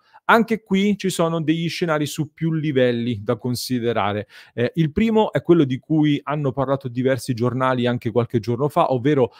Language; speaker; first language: Italian; native; Italian